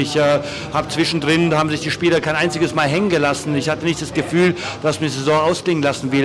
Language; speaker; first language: German; native; German